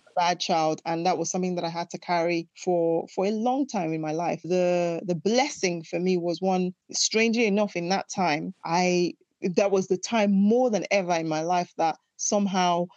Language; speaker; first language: English; non-native, local second language; Yoruba